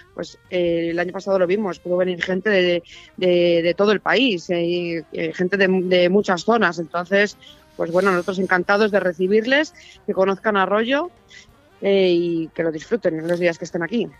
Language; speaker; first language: Spanish; native; Spanish